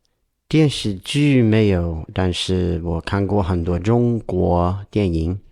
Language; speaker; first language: Chinese; non-native, learner; English